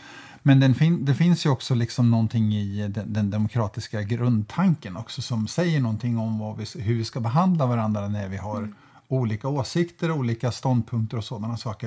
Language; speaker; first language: Swedish; native; Swedish